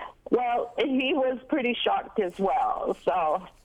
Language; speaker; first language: English; native; English